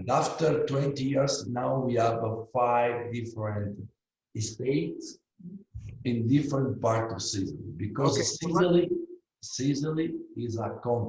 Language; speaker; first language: English; non-native, learner; Italian